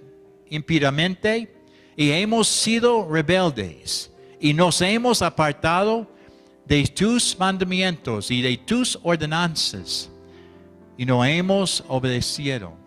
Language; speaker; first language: Spanish; non-native, fluent; English